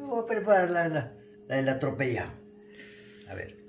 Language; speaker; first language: Spanish; native; Spanish